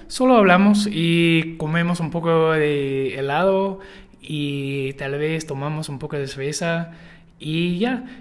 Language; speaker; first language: Spanish; non-native, learner; English